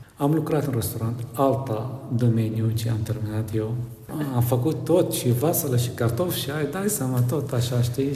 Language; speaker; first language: Romanian; non-native, learner; Arabic